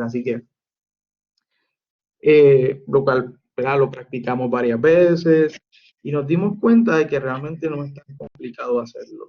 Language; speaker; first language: Spanish; native; Spanish